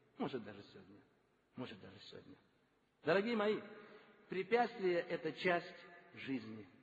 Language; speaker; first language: Russian; non-native, local second language; Tajik